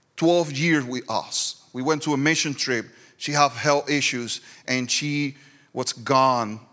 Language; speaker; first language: English; non-native, fluent; Spanish